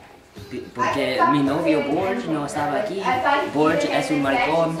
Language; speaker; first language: Spanish; non-native, learner; English